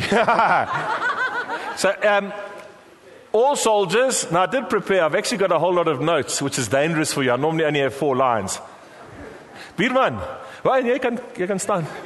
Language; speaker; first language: English; native; English